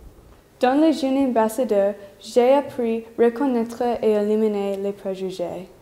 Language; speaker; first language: French; non-native, learner; English